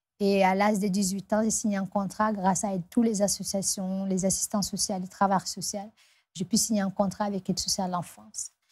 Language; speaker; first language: French; non-native, local second language; Fula